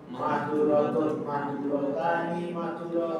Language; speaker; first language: Arabic; non-native, learner; Indonesian